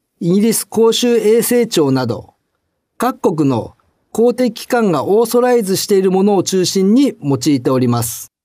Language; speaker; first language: Japanese; native; Japanese